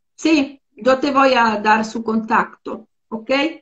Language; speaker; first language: Spanish; non-native, fluent; Italian